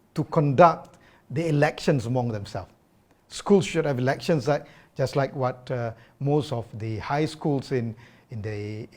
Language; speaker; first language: English; non-native, local second language; Malay